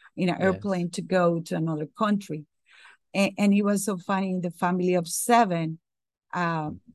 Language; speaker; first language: English; non-native, fluent; Spanish